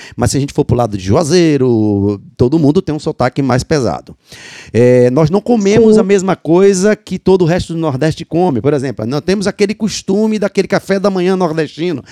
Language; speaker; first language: Portuguese; native; Portuguese